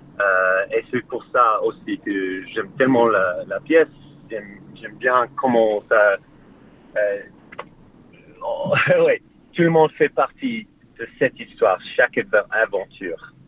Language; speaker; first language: French; non-native, learner; English